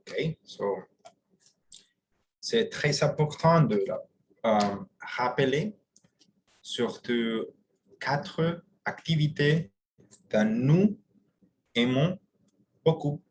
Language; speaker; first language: French; non-native, fluent; Spanish